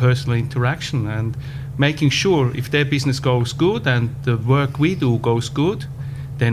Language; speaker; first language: English; non-native, fluent; German